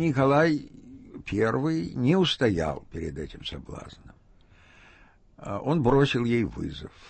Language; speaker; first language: Russian; native; Russian